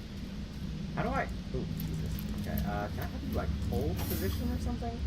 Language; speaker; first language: English; native; English